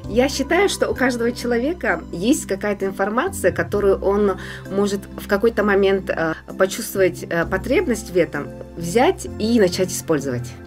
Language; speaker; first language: Russian; non-native, local second language; Yakut